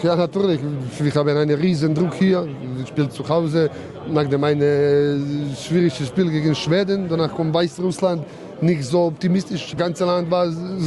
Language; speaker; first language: German; non-native, learner; Croatian